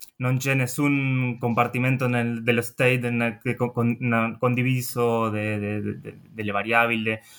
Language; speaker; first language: Italian; non-native, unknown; Spanish